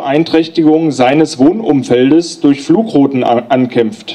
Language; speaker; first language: German; native; German